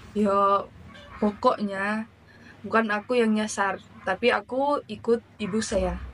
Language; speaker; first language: Indonesian; early bilingual, other home language; Russian